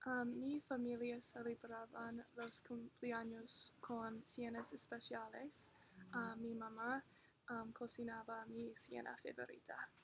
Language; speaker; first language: Spanish; non-native, learner; English